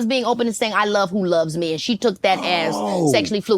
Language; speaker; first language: English; native; English